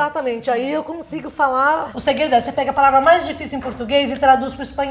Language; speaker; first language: Portuguese; native; Portuguese